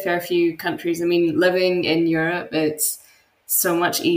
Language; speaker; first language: English; native; English